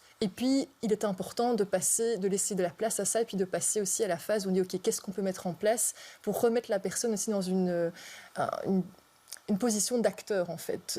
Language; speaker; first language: French; native; French